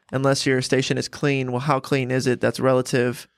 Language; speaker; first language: English; native; English